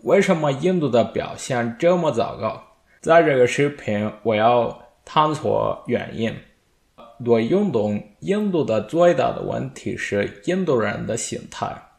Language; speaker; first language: Chinese; non-native, learner; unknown